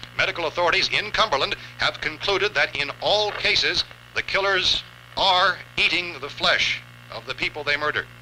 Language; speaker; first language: English; non-native, fluent; Danish